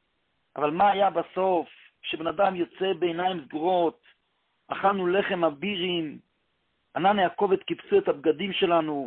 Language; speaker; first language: Hebrew; non-native, local second language; Yiddish